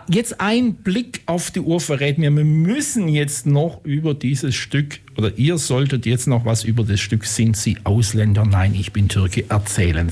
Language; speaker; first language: German; native; German